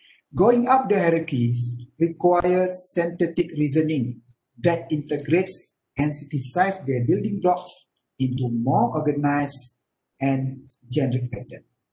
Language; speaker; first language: English; non-native, local second language; Malay